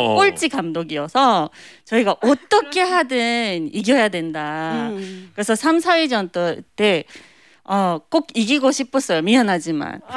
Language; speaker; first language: Korean; non-native, fluent; English